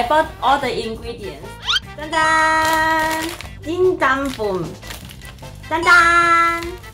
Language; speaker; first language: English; non-native, local second language; Cantonese